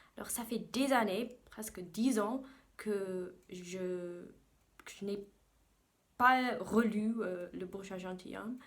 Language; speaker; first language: French; non-native, fluent; English